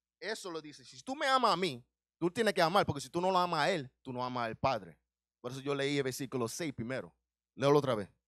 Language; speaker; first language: Spanish; early bilingual, heritage; Spanish